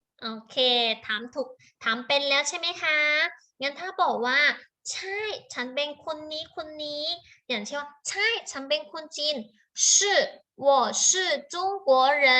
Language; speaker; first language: Thai; native; Thai